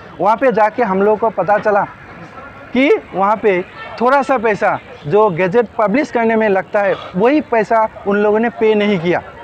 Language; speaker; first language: Hindi; non-native, local second language; Assamese